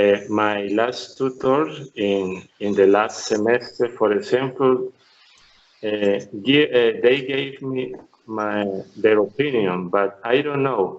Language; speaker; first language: English; non-native, learner; Spanish